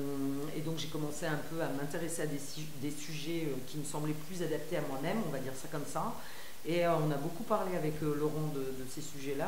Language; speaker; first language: French; native; French